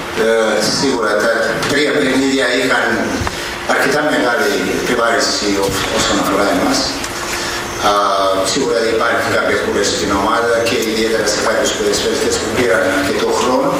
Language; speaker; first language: Greek; non-native, fluent; Serbian